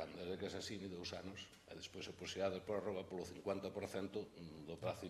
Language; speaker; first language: Galician; native; Galician